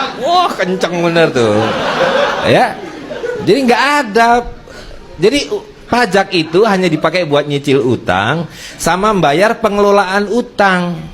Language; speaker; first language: Indonesian; native; Indonesian